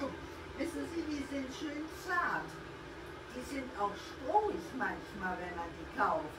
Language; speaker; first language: German; native; German